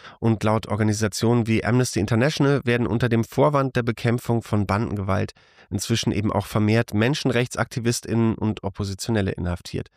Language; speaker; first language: German; native; German